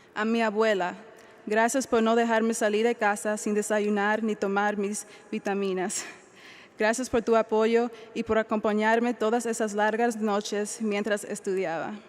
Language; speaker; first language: Spanish; early bilingual, heritage; Spanish